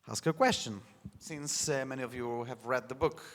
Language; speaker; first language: English; non-native, fluent; Polish